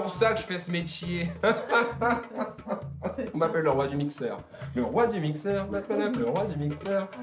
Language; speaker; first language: French; native; French